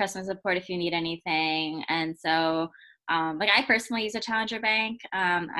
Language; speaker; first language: English; native; English